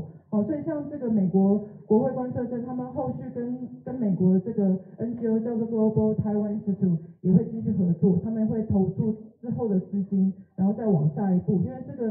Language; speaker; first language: Chinese; native; Chinese